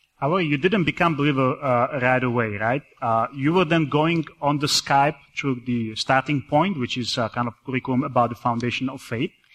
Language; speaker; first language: English; non-native, fluent; Czech